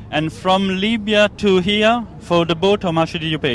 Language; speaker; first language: English; non-native, learner; Italian